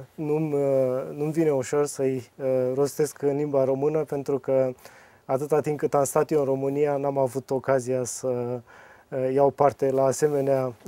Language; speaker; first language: Romanian; native; Romanian